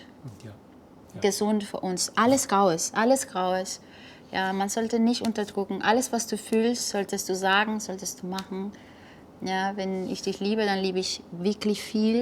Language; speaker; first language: German; non-native, fluent; Spanish